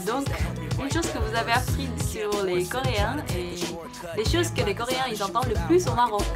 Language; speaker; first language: French; non-native, fluent; Korean